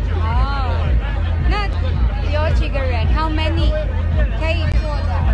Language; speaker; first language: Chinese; non-native, learner; Filipino